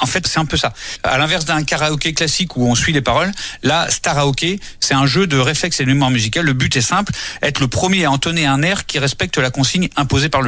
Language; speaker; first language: French; native; French